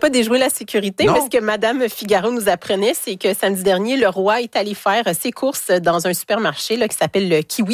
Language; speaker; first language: French; native; French